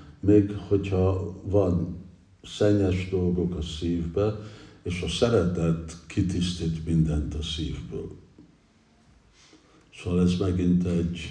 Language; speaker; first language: Hungarian; early bilingual, heritage; English